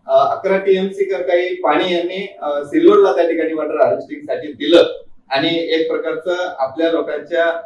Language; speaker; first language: Marathi; native; Marathi